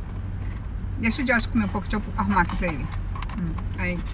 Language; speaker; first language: Portuguese; native; Portuguese